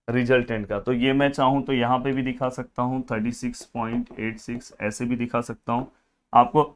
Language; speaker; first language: Hindi; non-native, local second language; Marathi